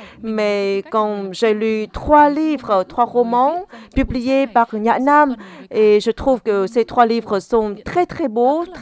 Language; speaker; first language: French; non-native, fluent; Vietnamese